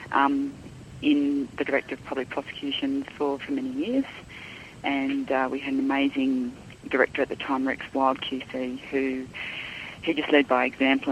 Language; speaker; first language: English; native; English